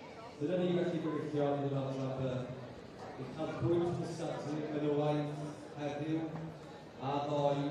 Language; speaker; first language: Welsh; native; Welsh